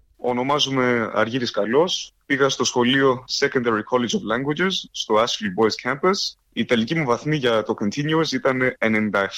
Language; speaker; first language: Greek; early bilingual, heritage; Greek